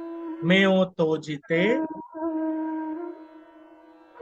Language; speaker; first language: Japanese; non-native, fluent; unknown